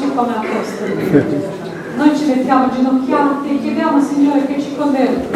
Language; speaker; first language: Italian; non-native, fluent; Croatian